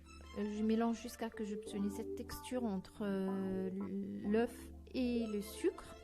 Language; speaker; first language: French; non-native, fluent; Arabic